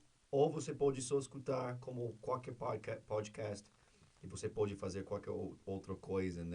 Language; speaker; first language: Portuguese; non-native, learner; English